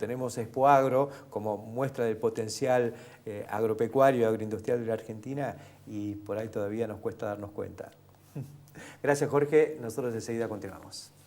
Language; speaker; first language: Spanish; native; Spanish